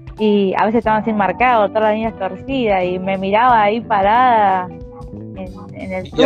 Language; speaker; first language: Spanish; native; Spanish